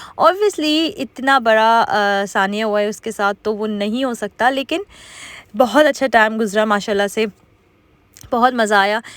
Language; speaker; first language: Urdu; native; Urdu